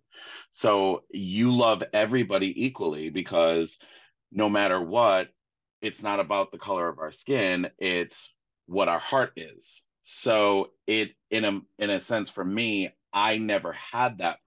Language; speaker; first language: English; native; English